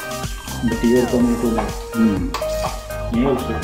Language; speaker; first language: English; non-native, local second language; Filipino